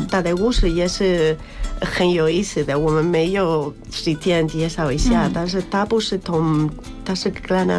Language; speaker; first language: Chinese; non-native, learner; Spanish